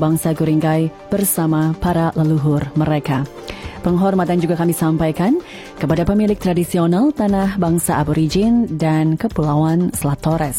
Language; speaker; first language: Indonesian; native; Indonesian